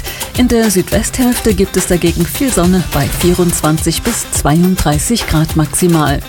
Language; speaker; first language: German; native; German